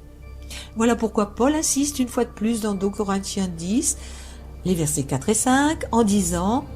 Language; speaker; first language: French; native; French